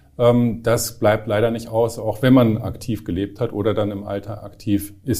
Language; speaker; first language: German; native; German